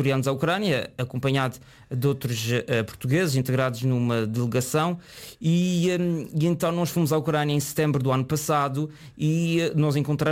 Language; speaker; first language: Portuguese; native; Portuguese